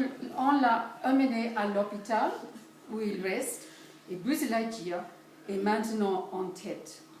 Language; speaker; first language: French; non-native, fluent; English